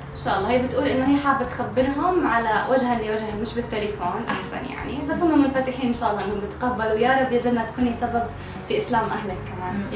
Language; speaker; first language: Arabic; native; Arabic